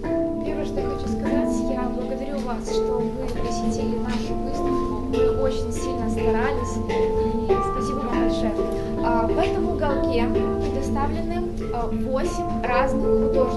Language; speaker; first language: Russian; native; Russian